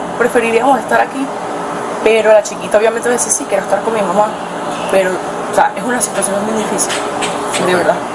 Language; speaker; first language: Spanish; native; Spanish